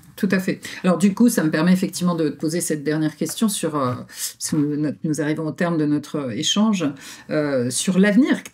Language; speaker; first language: French; native; French